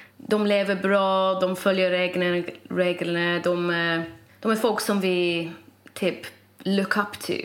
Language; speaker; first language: Swedish; non-native, fluent; English